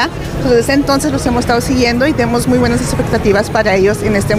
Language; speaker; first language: Spanish; early bilingual, heritage; Spanish